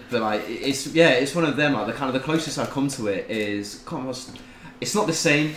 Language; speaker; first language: English; native; English